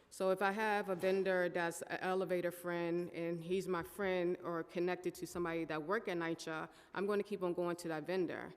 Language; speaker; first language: English; native; English